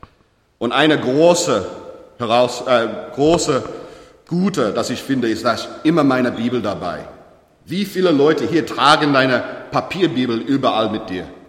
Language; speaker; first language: German; non-native, learner; English